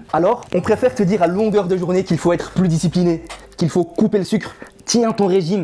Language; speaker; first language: French; native; French